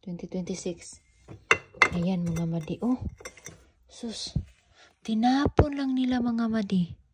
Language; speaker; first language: Filipino; non-native, local second language; Cebuano